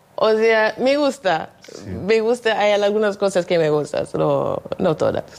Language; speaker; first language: Spanish; non-native, fluent; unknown